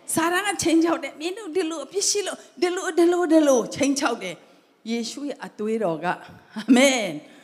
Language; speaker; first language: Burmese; non-native, local second language; Tedim Chin